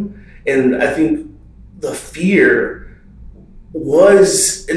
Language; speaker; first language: English; native; English